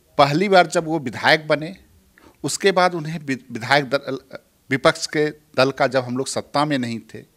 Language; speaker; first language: Hindi; native; Hindi